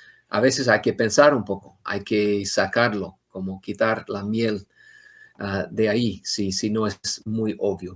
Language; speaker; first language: Spanish; non-native, fluent; English